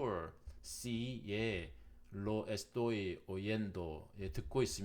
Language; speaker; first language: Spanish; non-native, learner; Korean